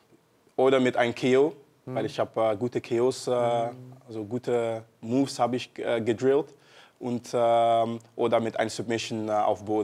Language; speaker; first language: German; non-native, learner; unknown